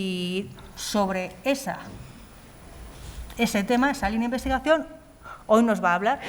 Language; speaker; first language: Spanish; native; Spanish